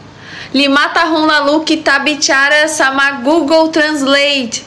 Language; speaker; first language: Indonesian; non-native, learner; Portuguese